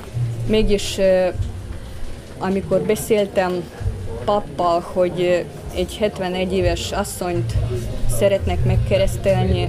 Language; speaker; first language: Hungarian; non-native, fluent; Russian